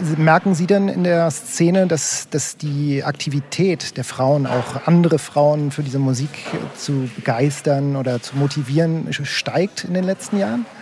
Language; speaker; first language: German; native; German